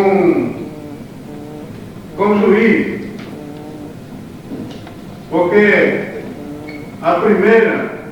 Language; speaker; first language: Portuguese; non-native, local second language; Kayapó